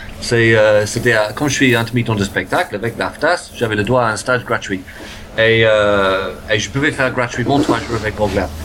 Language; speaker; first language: French; non-native, fluent; English